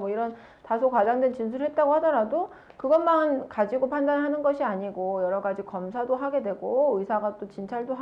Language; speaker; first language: Korean; native; Korean